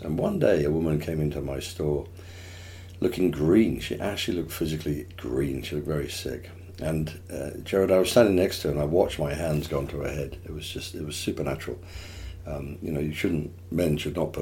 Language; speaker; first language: English; native; English